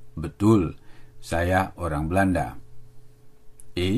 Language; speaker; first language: Indonesian; non-native, fluent; Dutch